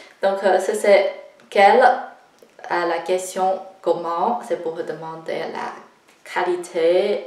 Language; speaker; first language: French; non-native, fluent; Chinese